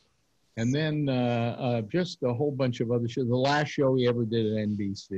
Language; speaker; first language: English; native; English